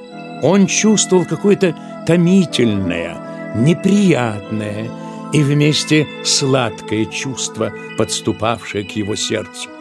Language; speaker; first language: Russian; native; Russian